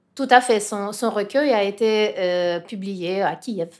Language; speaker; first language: French; non-native, fluent; Russian